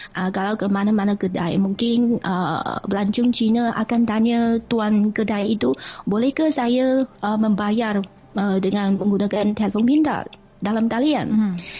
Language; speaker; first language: Malay; non-native, fluent; Chinese